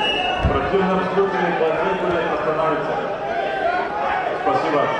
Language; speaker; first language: Russian; non-native, learner; Bulgarian